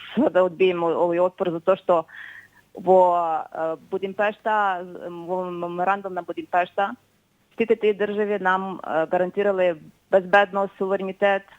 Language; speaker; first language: Macedonian; non-native, fluent; Ukrainian